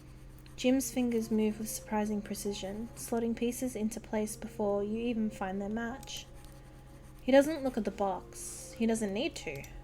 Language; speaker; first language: English; native; English